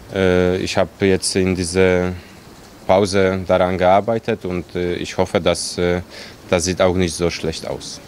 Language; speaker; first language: German; non-native, fluent; Polish